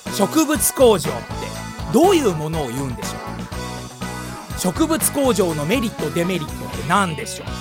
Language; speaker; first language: Japanese; native; Japanese